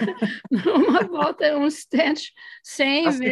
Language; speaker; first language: Portuguese; non-native, fluent; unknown